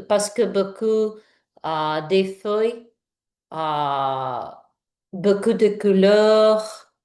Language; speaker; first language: French; non-native, learner; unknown